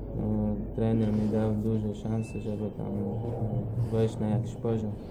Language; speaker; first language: Polish; non-native, learner; Chechen